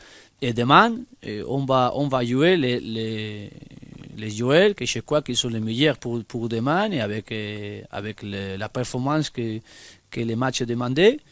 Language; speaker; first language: French; non-native, fluent; Spanish